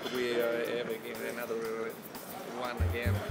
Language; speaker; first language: English; non-native, fluent; Italian